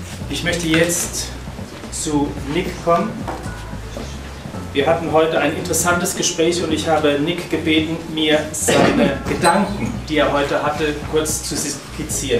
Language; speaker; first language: German; native; German